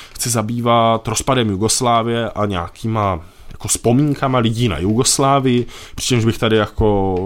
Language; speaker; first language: Czech; native; Czech